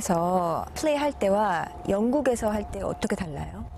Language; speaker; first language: Korean; native; Korean